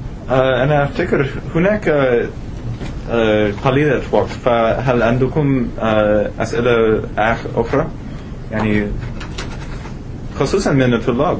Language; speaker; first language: Arabic; non-native, learner; English